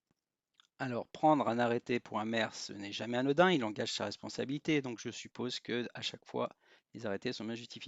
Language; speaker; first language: French; native; French